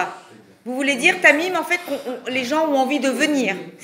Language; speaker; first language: French; native; French